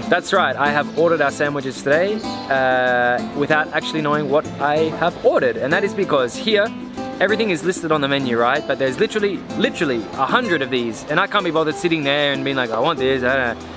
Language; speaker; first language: English; native; English